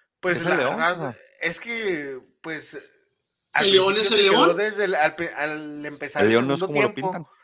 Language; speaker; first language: Spanish; native; Spanish